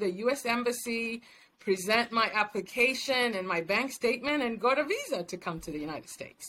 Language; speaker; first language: English; non-native, local second language; Swahili